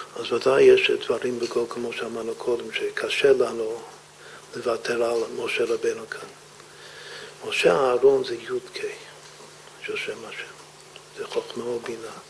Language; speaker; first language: Hebrew; non-native, fluent; English